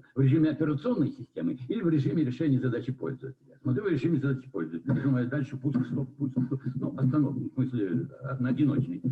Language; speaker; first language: Russian; native; Russian